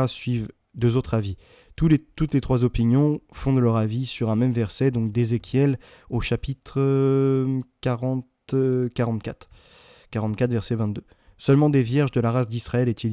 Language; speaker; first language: French; native; French